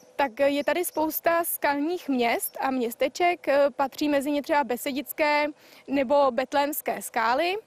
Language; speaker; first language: Czech; native; Czech